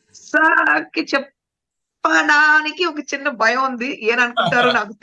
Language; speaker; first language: Telugu; non-native, local second language; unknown